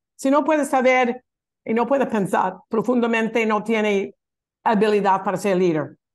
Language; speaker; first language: Spanish; non-native, learner; English